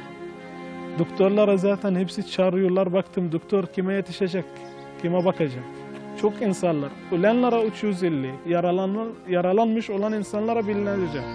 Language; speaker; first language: Turkish; non-native, fluent; Arabic